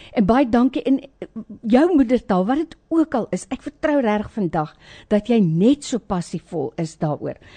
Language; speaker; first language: Afrikaans; native; Afrikaans